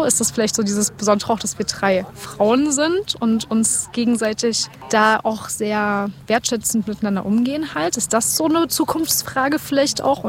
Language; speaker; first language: German; native; German